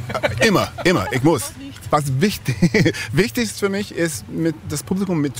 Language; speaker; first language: German; non-native, learner; English